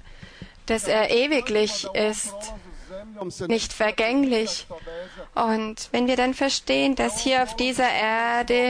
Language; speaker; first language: German; non-native, fluent; Croatian